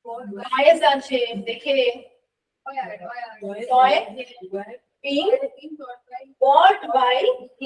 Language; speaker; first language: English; non-native, local second language; Bangla